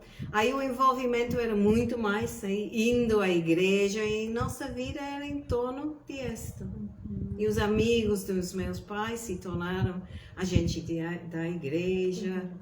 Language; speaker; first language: Portuguese; non-native, fluent; English